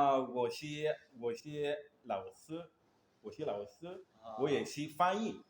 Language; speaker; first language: Chinese; non-native, learner; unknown